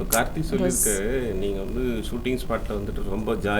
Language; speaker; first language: Tamil; native; Tamil